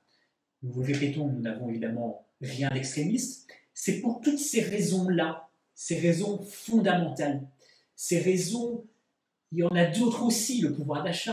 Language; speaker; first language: French; native; French